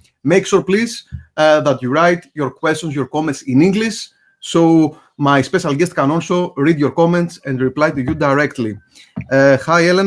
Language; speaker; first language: English; non-native, fluent; Greek